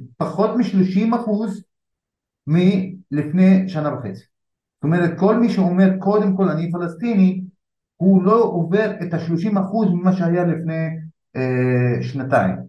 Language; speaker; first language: Hebrew; non-native, local second language; Arabic